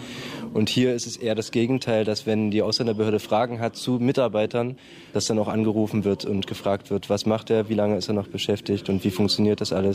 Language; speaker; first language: German; native; German